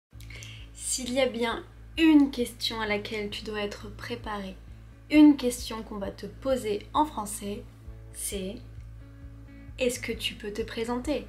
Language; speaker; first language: French; native; French